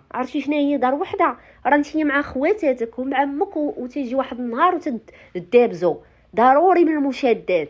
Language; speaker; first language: Arabic; native; Arabic